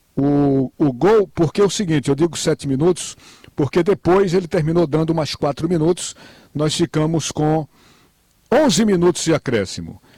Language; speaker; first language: Portuguese; native; Portuguese